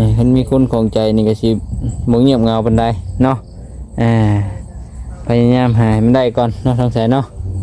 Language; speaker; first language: Thai; native; Thai